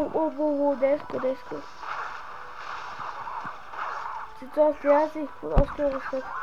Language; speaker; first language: German; early bilingual, other home language; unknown